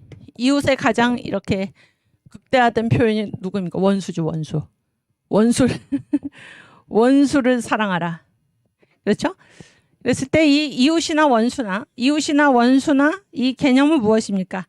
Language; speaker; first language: Korean; native; Korean